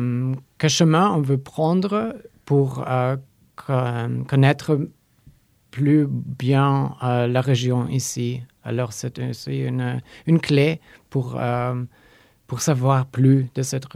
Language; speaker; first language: French; non-native, learner; Polish